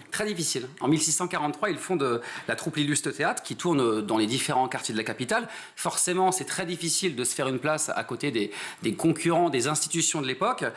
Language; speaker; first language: French; native; French